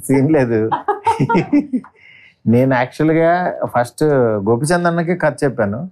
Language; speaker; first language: Telugu; native; Telugu